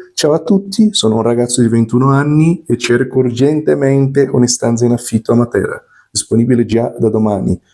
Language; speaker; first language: Italian; non-native, fluent; Portuguese